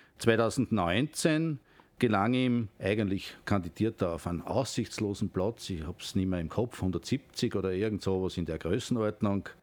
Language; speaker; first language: German; native; German